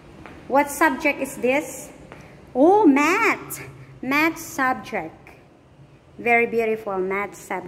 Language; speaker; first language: English; non-native, local second language; Filipino